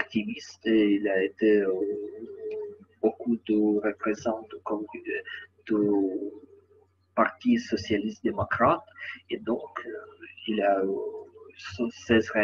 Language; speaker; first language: French; non-native, learner; Ukrainian